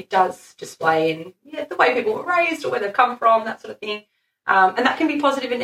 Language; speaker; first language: English; native; English